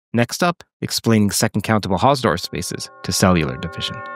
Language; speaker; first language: English; native; English